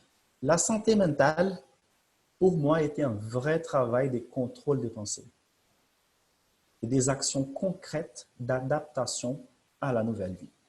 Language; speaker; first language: French; non-native, fluent; Portuguese